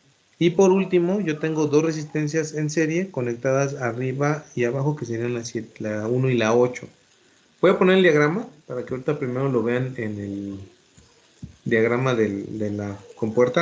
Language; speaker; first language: Spanish; native; Spanish